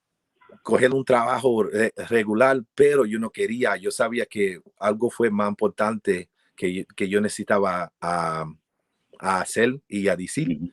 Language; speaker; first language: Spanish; early bilingual, heritage; English